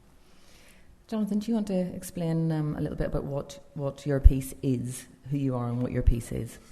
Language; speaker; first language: English; native; English